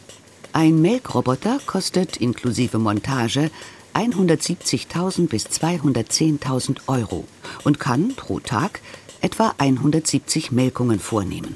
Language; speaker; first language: German; native; German